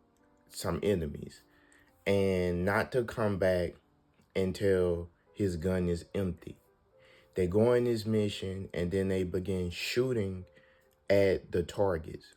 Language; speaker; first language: English; native; English